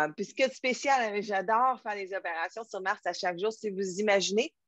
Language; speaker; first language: French; native; French